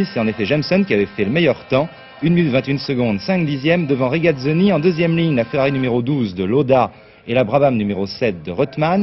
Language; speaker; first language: French; native; French